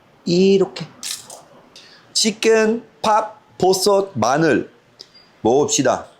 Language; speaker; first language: Korean; non-native, fluent; French